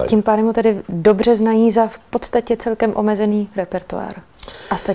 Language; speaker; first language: Czech; native; Czech